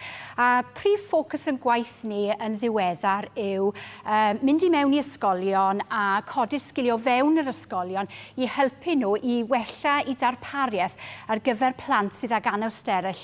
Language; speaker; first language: Welsh; native; Welsh